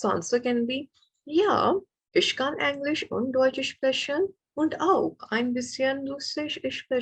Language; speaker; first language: German; non-native, fluent; Malayalam